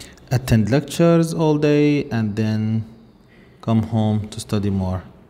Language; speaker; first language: English; non-native, fluent; Arabic